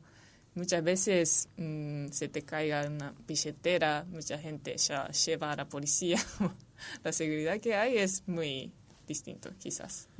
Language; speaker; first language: Spanish; non-native, fluent; Japanese